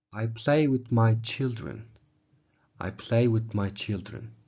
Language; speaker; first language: English; non-native, fluent; Mongolian